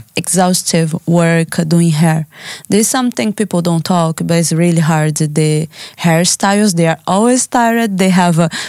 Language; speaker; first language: English; non-native, learner; Portuguese